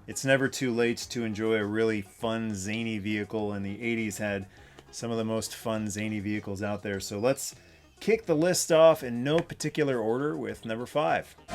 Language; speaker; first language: English; native; English